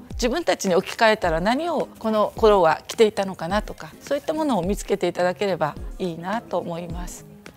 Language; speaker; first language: Japanese; native; Japanese